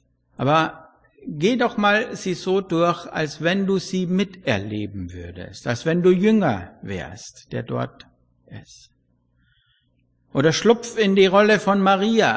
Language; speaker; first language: German; native; German